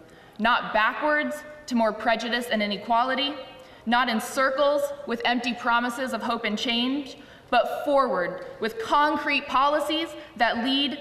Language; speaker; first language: English; native; English